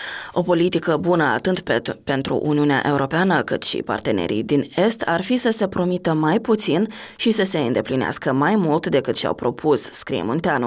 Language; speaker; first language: Romanian; native; Romanian